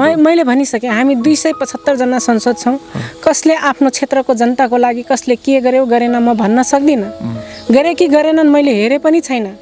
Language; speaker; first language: Nepali; non-native, local second language; Dangaura Tharu